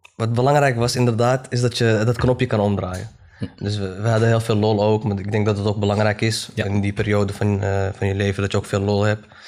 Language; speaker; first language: Dutch; early bilingual, other home language; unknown